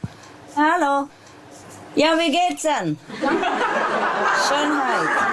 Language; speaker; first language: German; non-native, learner; Vietnamese